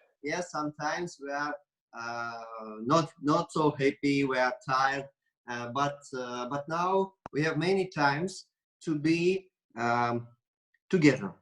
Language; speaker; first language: English; non-native, learner; Russian